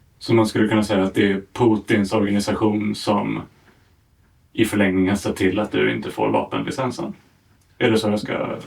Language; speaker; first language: Swedish; native; Swedish